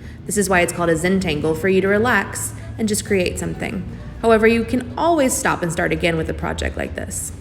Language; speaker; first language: English; native; English